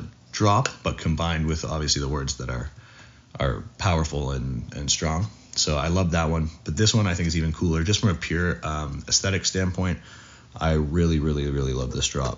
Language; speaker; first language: English; native; English